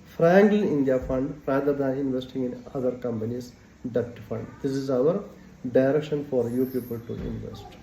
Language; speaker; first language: English; non-native, local second language; Malayalam